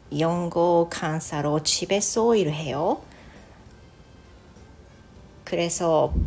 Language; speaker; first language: Korean; non-native, learner; Japanese